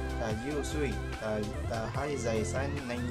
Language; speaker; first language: Chinese; non-native, learner; Malay